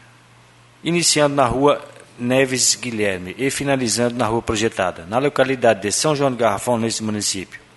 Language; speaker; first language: Portuguese; native; Portuguese